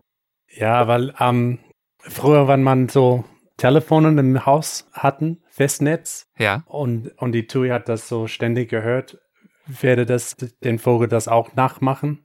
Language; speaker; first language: German; non-native, fluent; English